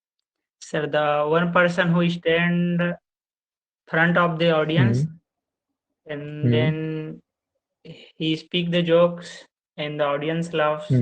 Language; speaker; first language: English; non-native, learner; Hindi